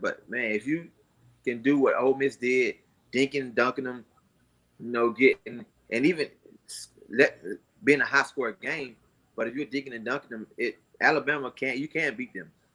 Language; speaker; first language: English; native; English